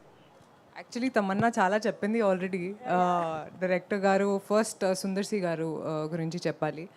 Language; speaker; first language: Telugu; non-native, local second language; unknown